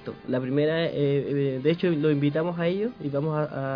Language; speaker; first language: Spanish; native; Spanish